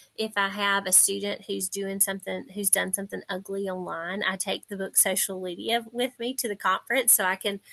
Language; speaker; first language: English; native; English